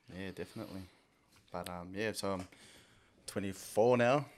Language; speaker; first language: English; native; English